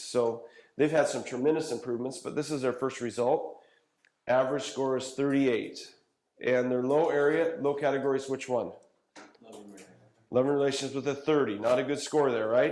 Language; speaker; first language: English; native; English